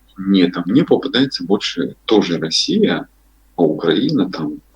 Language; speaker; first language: Russian; native; Russian